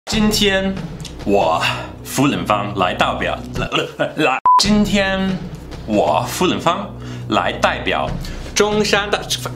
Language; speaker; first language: Chinese; non-native, fluent; English